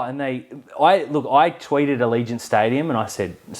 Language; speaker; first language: English; native; English